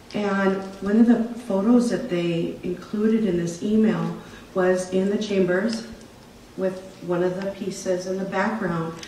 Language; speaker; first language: English; native; English